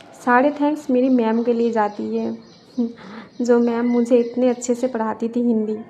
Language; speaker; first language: Hindi; non-native, local second language; Bangla